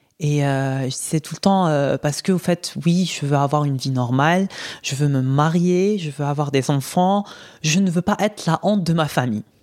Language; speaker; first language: French; non-native, local second language; Arabic